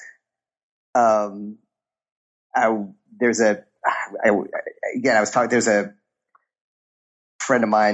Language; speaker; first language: English; native; English